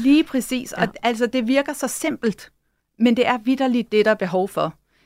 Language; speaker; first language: Danish; native; Danish